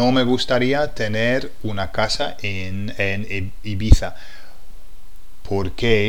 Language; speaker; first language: Spanish; non-native, fluent; English